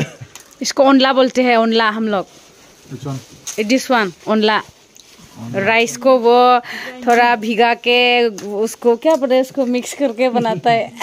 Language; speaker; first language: Hindi; non-native, local second language; Bodo